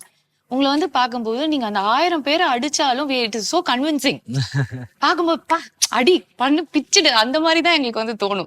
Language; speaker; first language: Tamil; native; Tamil